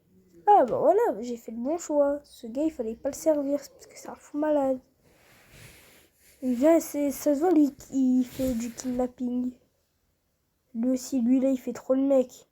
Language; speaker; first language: French; native; French